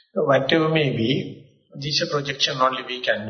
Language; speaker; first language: English; non-native, local second language; Sinhala